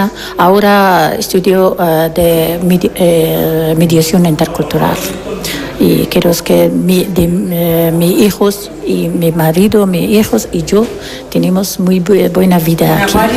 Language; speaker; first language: Spanish; non-native, learner; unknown